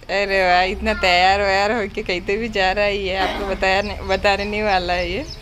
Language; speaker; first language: Hindi; non-native, local second language; Marathi